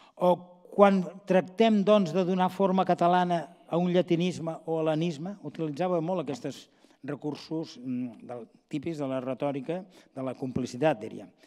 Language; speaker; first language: Catalan; native; Catalan